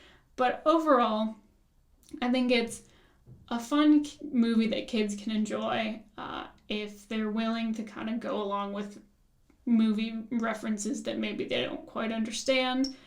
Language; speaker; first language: English; native; English